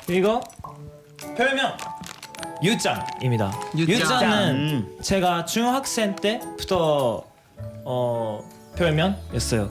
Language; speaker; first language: Korean; non-native, fluent; Japanese